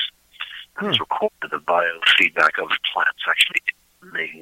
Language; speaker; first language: English; native; English